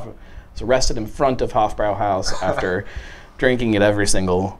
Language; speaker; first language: English; native; English